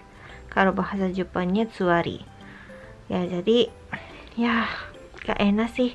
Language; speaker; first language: Indonesian; non-native, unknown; Japanese